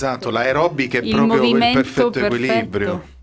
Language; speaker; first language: Italian; native; Italian